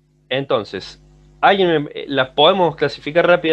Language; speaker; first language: Spanish; native; Spanish